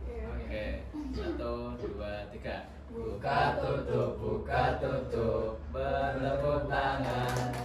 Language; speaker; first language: Indonesian; native; Indonesian